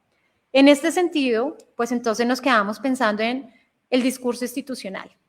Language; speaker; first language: Spanish; native; Spanish